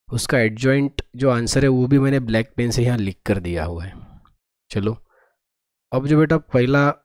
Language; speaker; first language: Hindi; non-native, local second language; Marathi